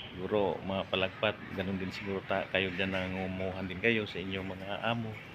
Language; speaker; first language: Filipino; non-native, local second language; Hiligaynon